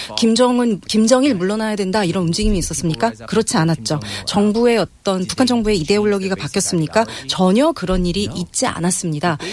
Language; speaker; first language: Korean; non-native, fluent; English